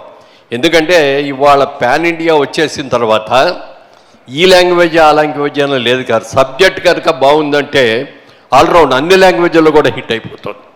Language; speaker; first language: Telugu; native; Telugu